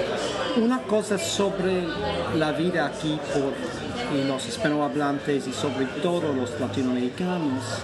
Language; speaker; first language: Spanish; non-native, fluent; English